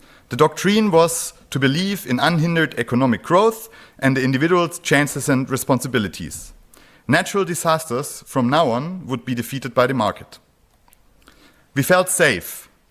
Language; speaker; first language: English; non-native, fluent; German